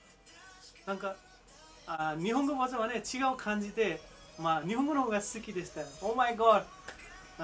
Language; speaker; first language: Japanese; non-native, fluent; Nepali